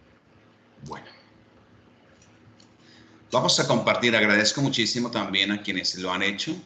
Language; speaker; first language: Spanish; native; Spanish